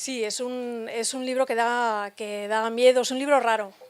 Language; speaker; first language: Spanish; native; Spanish